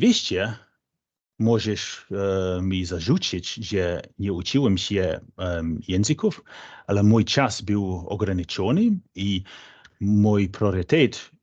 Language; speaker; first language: Polish; non-native, fluent; English